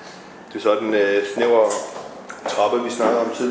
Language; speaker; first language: Danish; non-native, fluent; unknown